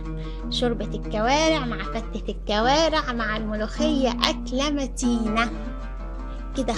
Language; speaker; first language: Arabic; native; Arabic